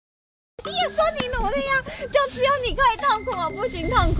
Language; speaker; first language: Chinese; native; Chinese